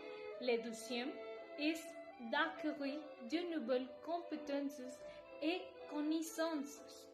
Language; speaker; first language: French; non-native, learner; Spanish